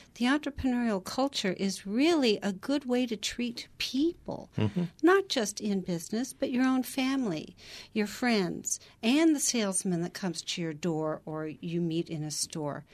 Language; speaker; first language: English; native; English